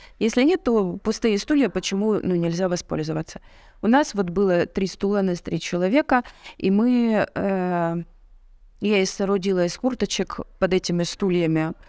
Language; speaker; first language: Russian; native; Russian